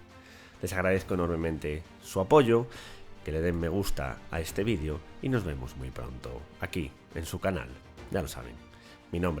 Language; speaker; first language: Spanish; native; Spanish